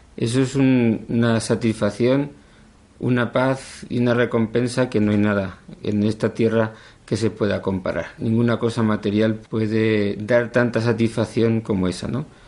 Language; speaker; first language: Spanish; native; Spanish